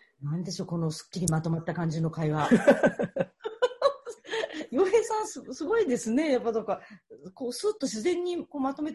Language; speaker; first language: Japanese; native; Japanese